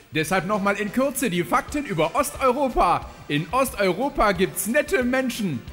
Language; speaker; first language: German; native; German